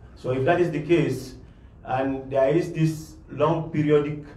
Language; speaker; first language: English; non-native, local second language; Mandingo